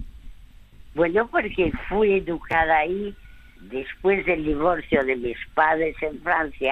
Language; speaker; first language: Spanish; early bilingual, other home language; French